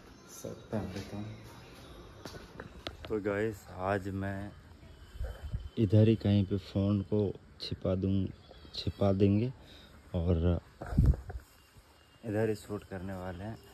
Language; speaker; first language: Hindi; native; Hindi